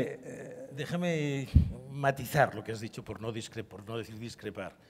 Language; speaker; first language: Spanish; native; Spanish